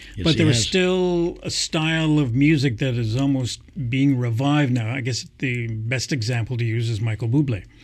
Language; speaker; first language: English; native; English